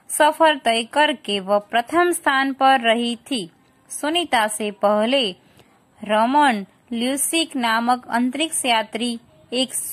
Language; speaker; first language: Hindi; non-native, local second language; Gujarati